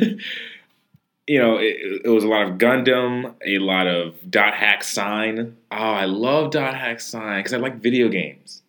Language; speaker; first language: English; native; English